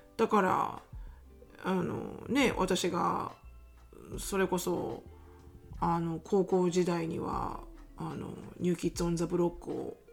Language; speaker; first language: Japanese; native; Japanese